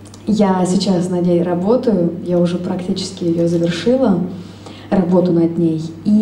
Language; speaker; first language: Russian; native; Russian